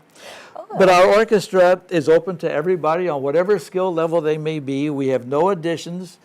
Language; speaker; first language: English; native; English